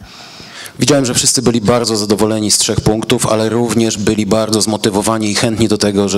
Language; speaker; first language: Polish; native; Polish